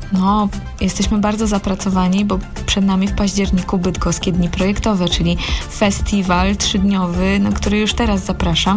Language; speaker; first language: Polish; native; Polish